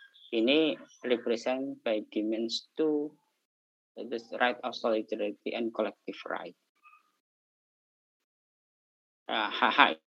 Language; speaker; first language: English; non-native, fluent; Indonesian